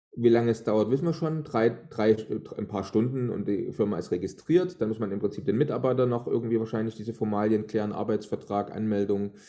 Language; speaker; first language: German; native; German